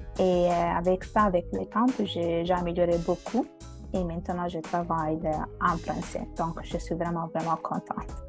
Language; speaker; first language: French; non-native, fluent; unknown